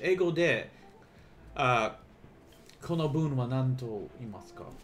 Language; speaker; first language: Japanese; non-native, fluent; English